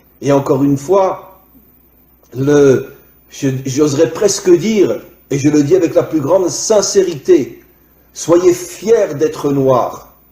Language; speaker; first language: French; native; French